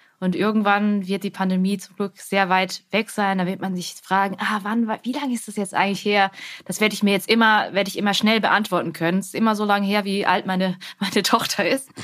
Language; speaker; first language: German; early bilingual, other home language; Vietnamese